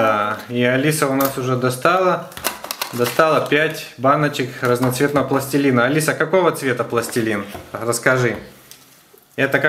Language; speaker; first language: Russian; native; Russian